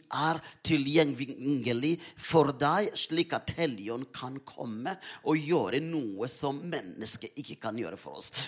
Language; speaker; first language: Norwegian; non-native, fluent; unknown